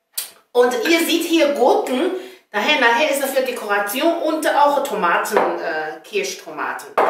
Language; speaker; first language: German; non-native, learner; Chinese